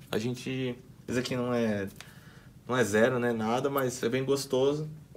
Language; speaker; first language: Portuguese; native; Portuguese